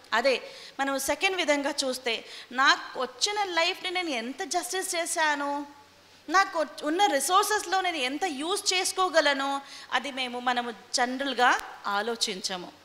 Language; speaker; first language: Telugu; non-native, local second language; Hindi